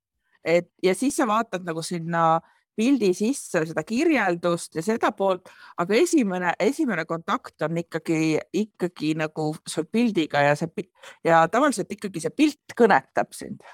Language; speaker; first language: Estonian; native; Estonian